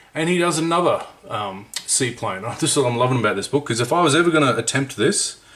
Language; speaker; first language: English; native; English